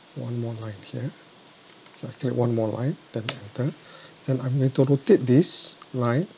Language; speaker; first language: English; non-native, local second language; Malay